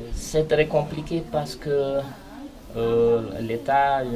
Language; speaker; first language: French; non-native, local second language; Malagasy